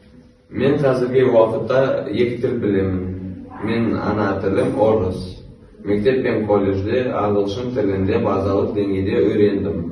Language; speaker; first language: Kazakh; non-native, local second language; Russian